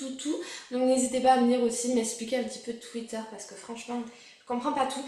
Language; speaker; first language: French; native; French